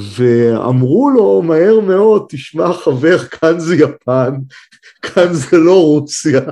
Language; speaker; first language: Hebrew; native; Hebrew